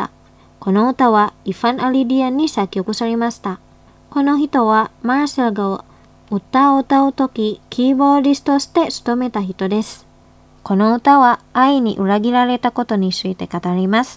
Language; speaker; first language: Japanese; non-native, fluent; Indonesian